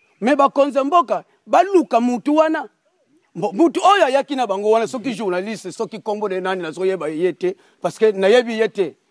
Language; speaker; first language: Lingala; non-native, local second language; Kongo